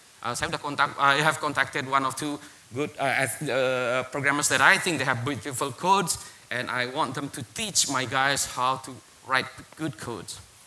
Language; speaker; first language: English; non-native, fluent; Indonesian